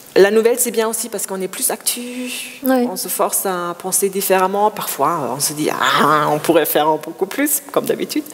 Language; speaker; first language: French; non-native, fluent; German